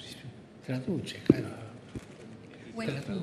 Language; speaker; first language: Italian; non-native, fluent; Spanish